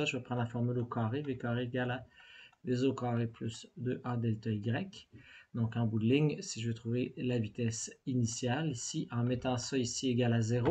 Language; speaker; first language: French; native; French